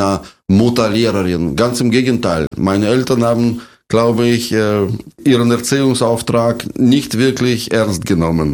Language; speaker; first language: German; non-native, fluent; Russian